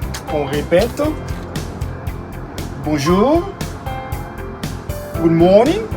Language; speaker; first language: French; non-native, local second language; Haitian Creole